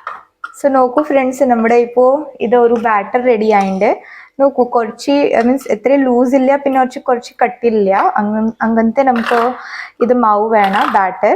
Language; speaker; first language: Malayalam; non-native, local second language; Hindi